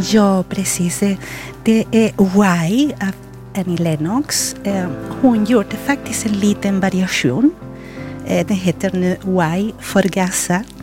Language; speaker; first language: Swedish; non-native, fluent; Spanish